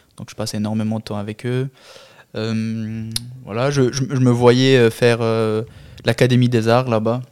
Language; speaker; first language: French; non-native, fluent; Albanian